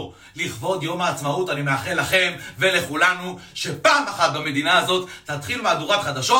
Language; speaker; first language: Hebrew; native; Hebrew